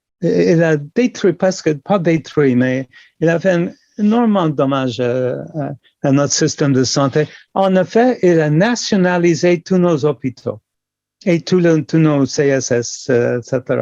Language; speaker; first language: French; non-native, local second language; English